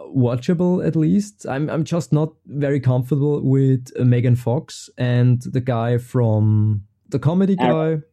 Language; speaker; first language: English; non-native, fluent; German